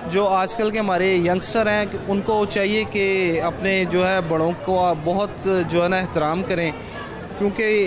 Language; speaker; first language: Urdu; native; Urdu